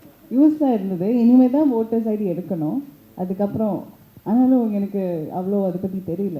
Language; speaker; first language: Tamil; early bilingual, heritage; Tamil